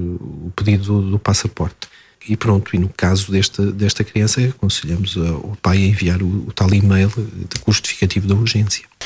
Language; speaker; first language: Portuguese; native; Portuguese